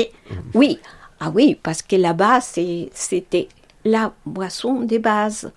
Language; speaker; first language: French; non-native, fluent; Spanish